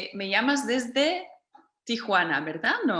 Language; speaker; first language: Spanish; non-native, fluent; Dutch